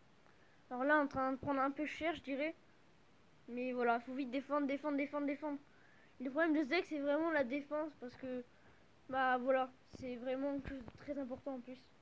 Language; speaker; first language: French; native; French